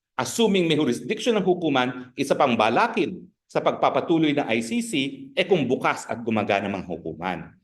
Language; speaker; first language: Filipino; native; Filipino